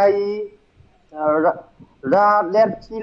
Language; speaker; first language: Russian; non-native, learner; Vietnamese